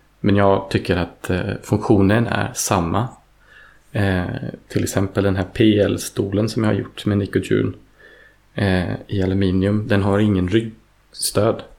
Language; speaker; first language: Swedish; early bilingual, heritage; Swedish